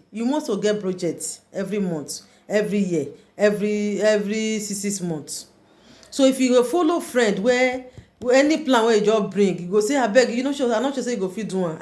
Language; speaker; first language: Nigerian Pidgin; native; Nigerian Pidgin